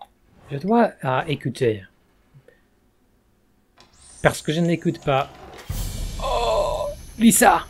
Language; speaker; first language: French; non-native, fluent; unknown